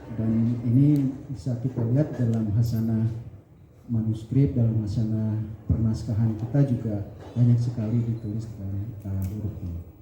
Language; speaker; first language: Indonesian; non-native, local second language; Sundanese